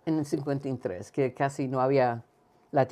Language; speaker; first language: Spanish; early bilingual, heritage; Spanish